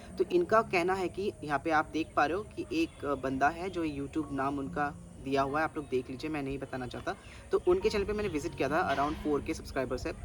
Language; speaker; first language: Hindi; non-native, local second language; Bangla